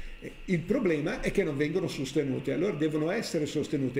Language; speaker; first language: Italian; native; Italian